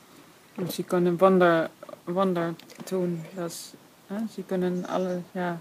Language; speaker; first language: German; non-native, learner; Dutch